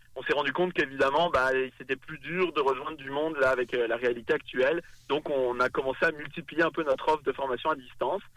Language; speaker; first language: French; native; French